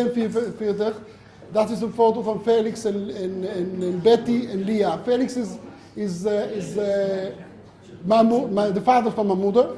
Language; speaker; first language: Dutch; non-native, learner; Hebrew